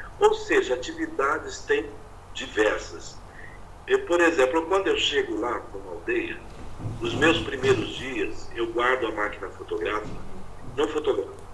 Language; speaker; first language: Portuguese; native; Portuguese